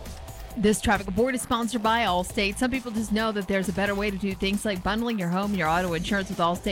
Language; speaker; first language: English; native; English